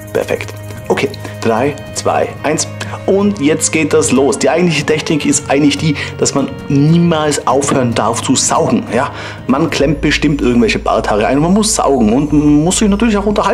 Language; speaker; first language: German; native; German